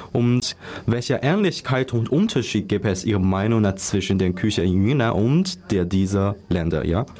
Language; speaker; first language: German; non-native, learner; Chinese